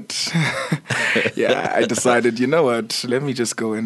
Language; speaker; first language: English; non-native, local second language; Xhosa